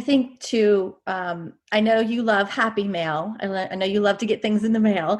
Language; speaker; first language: English; native; English